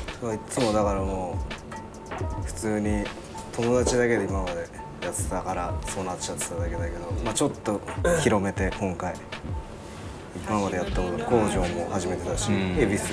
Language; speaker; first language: Japanese; native; Japanese